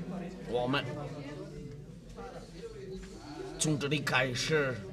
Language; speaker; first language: Chinese; non-native, learner; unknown